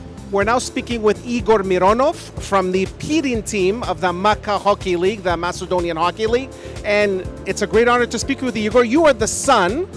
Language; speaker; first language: English; early bilingual, other home language; Macedonian